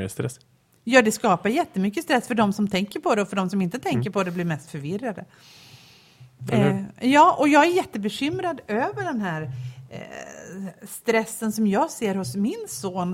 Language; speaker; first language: Swedish; native; Swedish